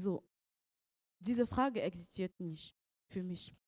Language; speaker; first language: German; non-native, learner; French